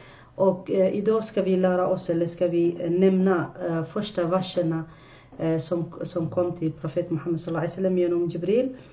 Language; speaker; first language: Swedish; non-native, fluent; Arabic